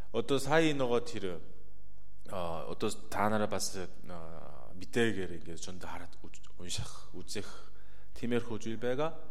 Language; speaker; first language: Mongolian; non-native, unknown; Korean